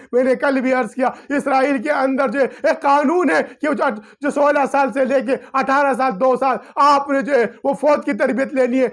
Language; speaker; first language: Urdu; non-native, local second language; Pashto